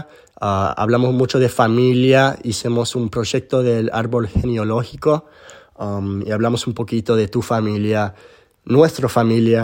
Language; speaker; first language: Spanish; early bilingual, heritage; Spanish